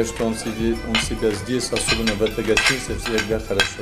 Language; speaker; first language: Russian; non-native, fluent; French